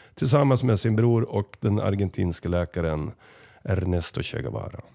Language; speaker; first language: Swedish; native; Swedish